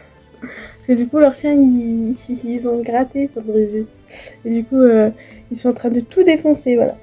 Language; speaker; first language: French; native; French